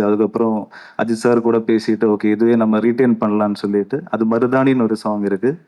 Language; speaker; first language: Tamil; native; Tamil